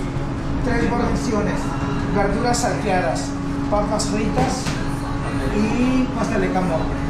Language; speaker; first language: Spanish; native; Spanish